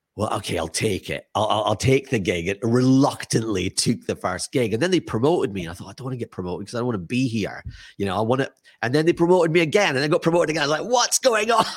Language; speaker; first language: English; native; English